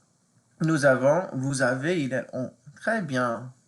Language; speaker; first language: French; non-native, fluent; English